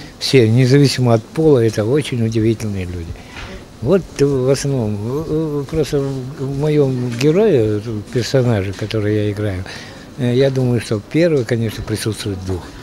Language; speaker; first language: Russian; native; Russian